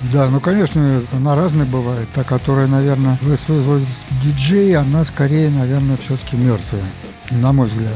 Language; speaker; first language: Russian; native; Russian